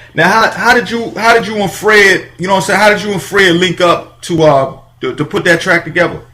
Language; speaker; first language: English; native; English